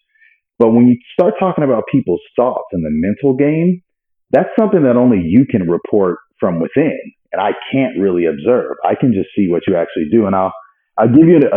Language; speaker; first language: English; native; English